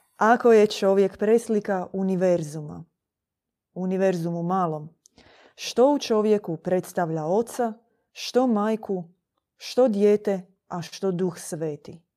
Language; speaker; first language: Croatian; native; Croatian